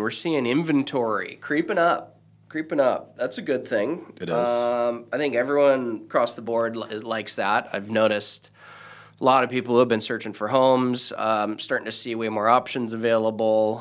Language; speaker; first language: English; native; English